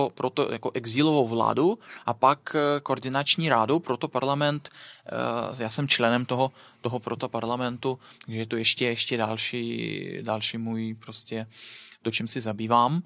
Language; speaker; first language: Czech; non-native, fluent; Belarusian